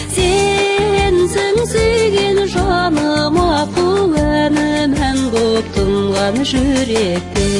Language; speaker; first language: Russian; non-native, local second language; Kazakh